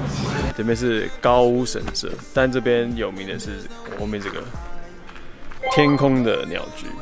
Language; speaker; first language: Chinese; native; Chinese